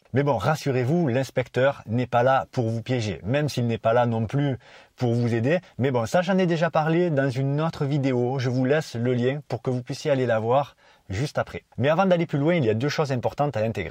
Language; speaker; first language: French; native; French